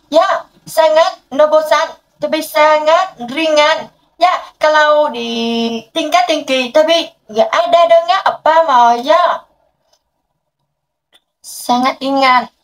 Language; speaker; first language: Indonesian; non-native, learner; Vietnamese